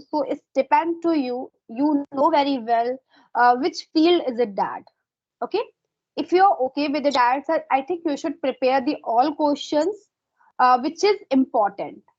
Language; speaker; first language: English; non-native, fluent; Hindi